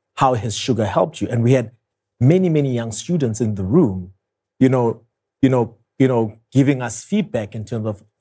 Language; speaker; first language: English; non-native, local second language; Zulu